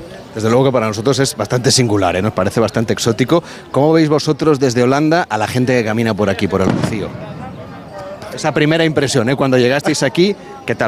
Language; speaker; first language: Spanish; native; Spanish